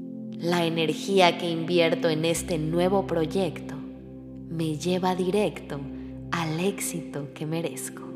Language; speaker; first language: Spanish; native; Spanish